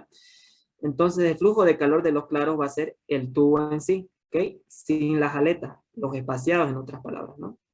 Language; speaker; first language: Spanish; native; Spanish